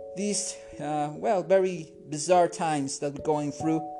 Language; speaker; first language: English; non-native, fluent; Spanish